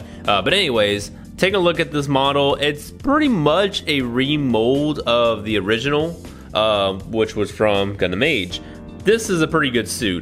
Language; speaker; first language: English; native; English